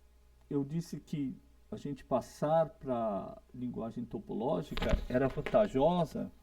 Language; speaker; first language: Portuguese; native; Portuguese